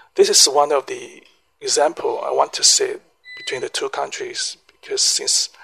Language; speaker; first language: English; non-native, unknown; Chinese